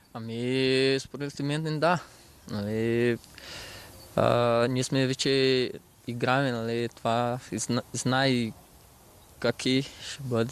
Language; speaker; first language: Bulgarian; non-native, learner; Portuguese